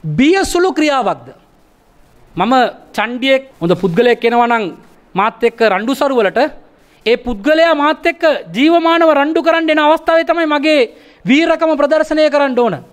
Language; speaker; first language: Sinhala; non-native, local second language; Tamil